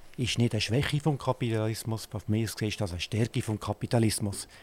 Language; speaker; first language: German; native; German